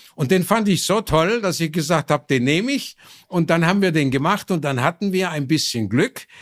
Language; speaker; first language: German; native; German